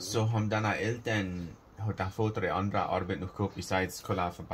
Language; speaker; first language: German; early bilingual, heritage; German